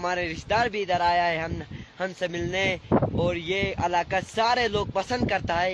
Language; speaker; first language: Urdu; non-native, local second language; Shina